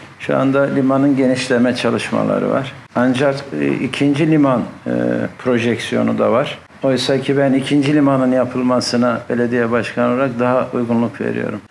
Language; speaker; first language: Turkish; native; Turkish